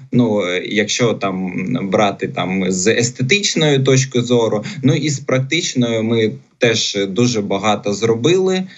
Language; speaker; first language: Ukrainian; non-native, local second language; Russian